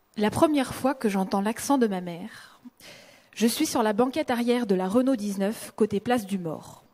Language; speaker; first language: French; early bilingual, other home language; Russian